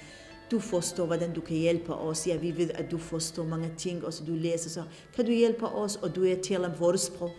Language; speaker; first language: Danish; non-native, fluent; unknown